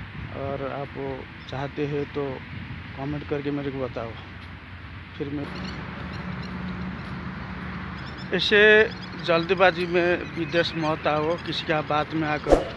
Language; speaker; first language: Hindi; non-native, local second language; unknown